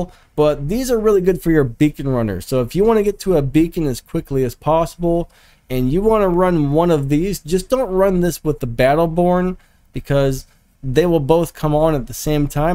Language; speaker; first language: English; native; English